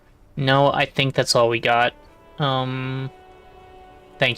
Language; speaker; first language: English; native; English